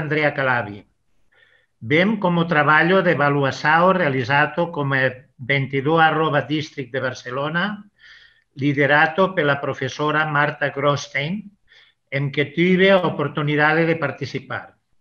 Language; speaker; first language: Portuguese; non-native, learner; Spanish